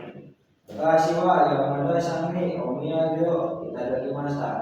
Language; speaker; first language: Japanese; non-native, learner; Indonesian